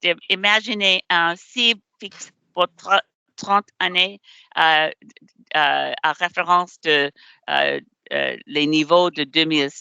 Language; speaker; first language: French; non-native, learner; English